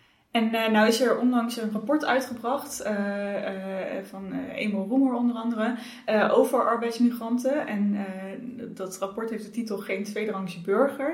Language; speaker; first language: Dutch; native; Dutch